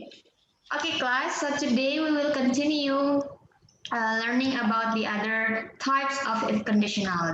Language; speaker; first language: English; non-native, fluent; Indonesian